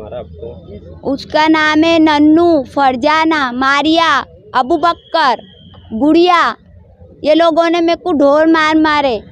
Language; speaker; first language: Hindi; non-native, local second language; Gujarati